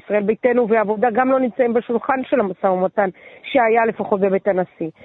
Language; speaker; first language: Hebrew; native; Hebrew